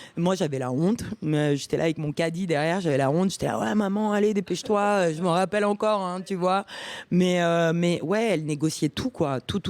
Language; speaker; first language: French; early bilingual, other home language; Romanian